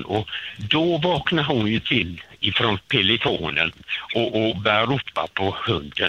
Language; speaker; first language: Swedish; native; Swedish